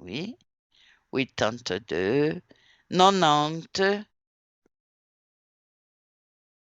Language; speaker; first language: French; non-native, fluent; Portuguese